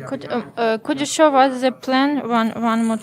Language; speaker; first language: English; non-native, learner; Ukrainian